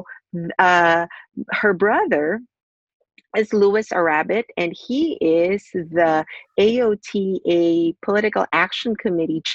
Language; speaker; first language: English; non-native, local second language; Filipino